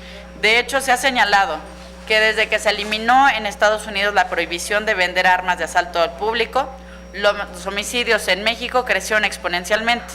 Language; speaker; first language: Spanish; native; Spanish